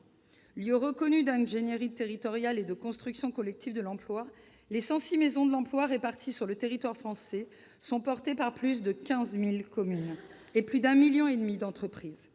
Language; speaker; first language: French; native; French